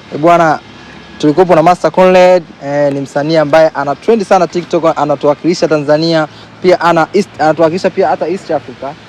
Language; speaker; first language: Swahili; native; Swahili